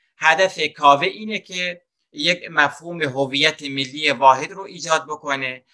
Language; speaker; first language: Persian; non-native, local second language; Kurdish